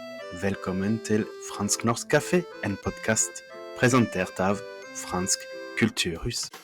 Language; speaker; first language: Norwegian; non-native, fluent; French